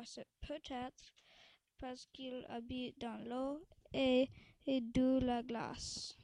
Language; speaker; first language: French; non-native, local second language; English